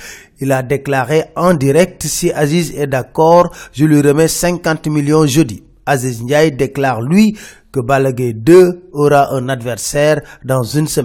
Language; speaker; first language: French; non-native, local second language; Wolof